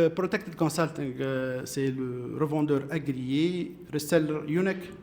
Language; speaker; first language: French; non-native, local second language; Arabic